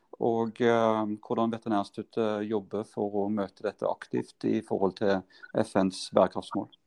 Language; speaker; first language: Norwegian; native; Norwegian